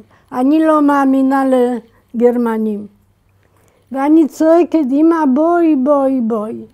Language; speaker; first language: Hebrew; non-native, fluent; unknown